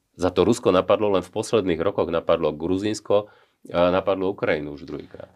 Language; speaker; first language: Slovak; native; Slovak